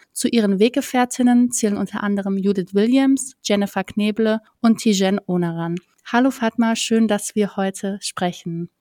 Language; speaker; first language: German; native; German